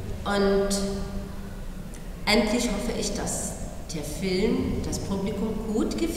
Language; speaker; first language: German; non-native, fluent; Arabic